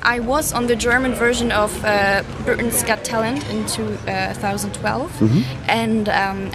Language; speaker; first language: English; non-native, fluent; German